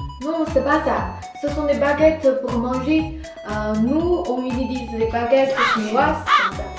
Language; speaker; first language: French; non-native, learner; Chinese